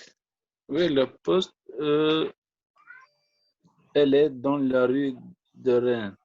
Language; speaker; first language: French; non-native, learner; Albanian